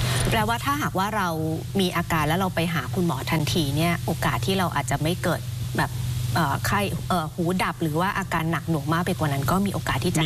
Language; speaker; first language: Thai; native; Thai